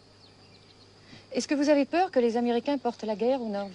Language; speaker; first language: French; native; French